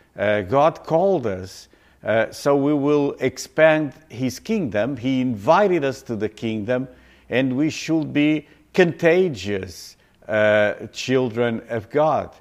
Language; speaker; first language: English; non-native, fluent; Portuguese